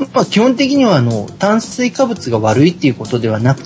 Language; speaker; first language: Japanese; native; Japanese